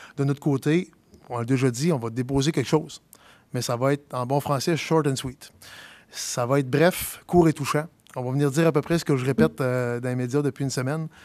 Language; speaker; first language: French; native; French